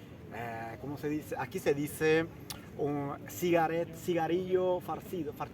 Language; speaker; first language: Spanish; non-native, fluent; Italian